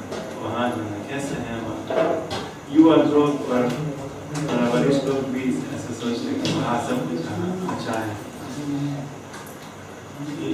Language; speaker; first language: Hindi; non-native, fluent; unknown